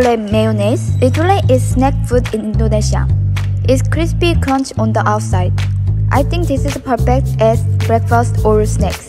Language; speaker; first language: English; non-native, learner; Korean